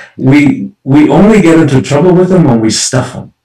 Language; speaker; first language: English; early bilingual, other home language; Spanish